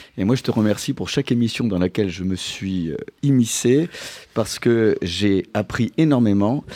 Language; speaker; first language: French; native; French